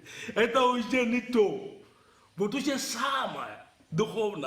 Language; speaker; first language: Russian; non-native, learner; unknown